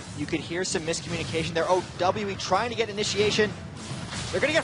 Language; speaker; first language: English; native; English